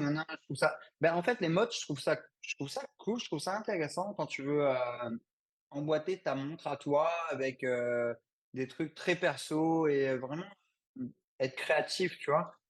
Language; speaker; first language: French; native; French